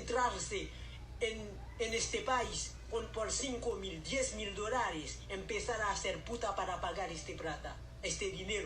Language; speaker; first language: Spanish; non-native, learner; Haitian Creole